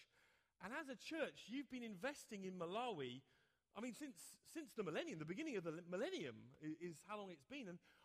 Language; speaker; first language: English; native; English